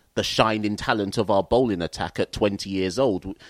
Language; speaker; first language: English; native; English